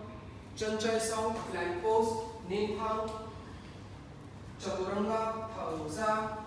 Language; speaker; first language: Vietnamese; non-native, learner; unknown